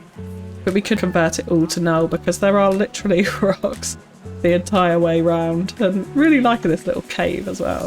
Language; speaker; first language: English; native; English